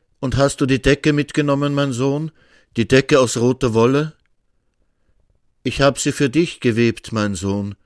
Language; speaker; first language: German; native; German